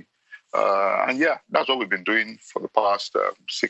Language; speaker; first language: English; non-native, local second language; Yoruba